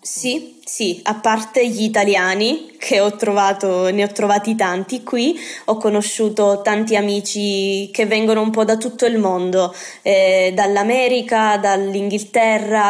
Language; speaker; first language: Italian; native; Italian